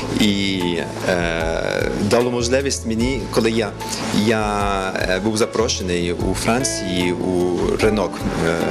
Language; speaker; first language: Ukrainian; early bilingual, heritage; Ukrainian